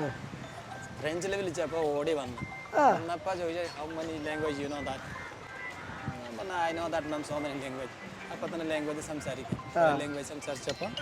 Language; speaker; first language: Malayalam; non-native, local second language; Hindi